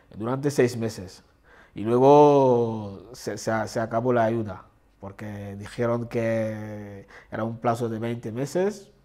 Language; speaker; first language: Spanish; non-native, fluent; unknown